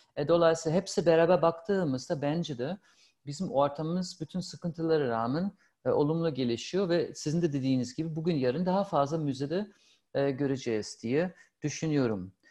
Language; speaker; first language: Turkish; non-native, fluent; German